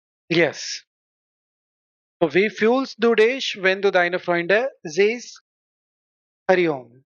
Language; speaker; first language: German; non-native, fluent; Hindi